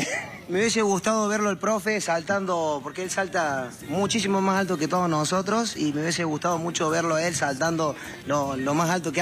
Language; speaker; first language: Spanish; native; Spanish